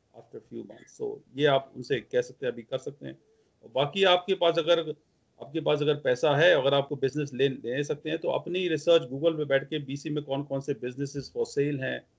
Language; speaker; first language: Hindi; non-native, local second language; Punjabi